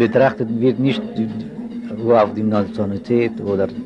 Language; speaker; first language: German; non-native, learner; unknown